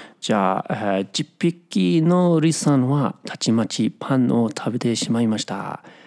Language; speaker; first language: Japanese; non-native, fluent; English